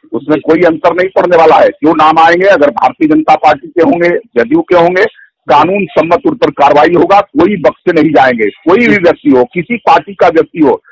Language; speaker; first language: Hindi; native; Hindi